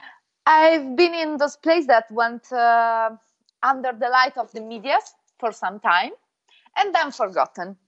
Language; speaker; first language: English; non-native, fluent; Italian